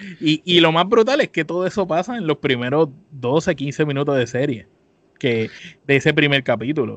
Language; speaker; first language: Spanish; native; Spanish